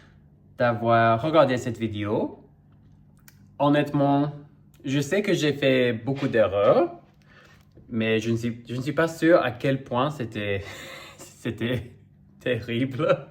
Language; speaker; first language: French; non-native, fluent; English